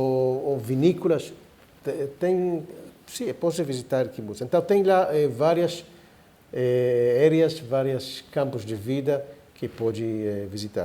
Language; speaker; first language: Portuguese; non-native, fluent; Hebrew